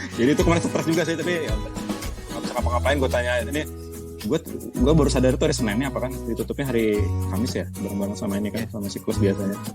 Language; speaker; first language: Indonesian; native; Indonesian